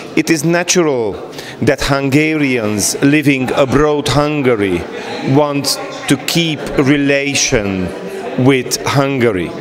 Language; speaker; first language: English; non-native, fluent; Hungarian